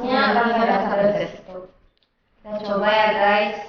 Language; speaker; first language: Indonesian; early bilingual, other home language; Japanese